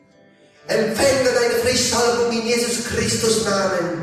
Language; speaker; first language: German; non-native, learner; Italian